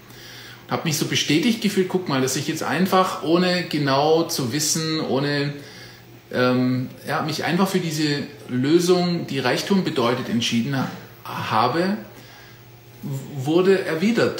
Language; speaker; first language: German; native; German